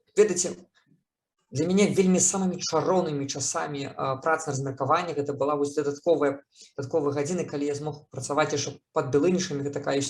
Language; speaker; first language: Belarusian; native; Belarusian